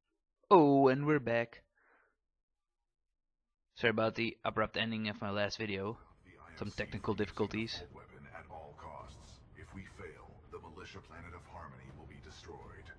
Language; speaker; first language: English; non-native, fluent; Dutch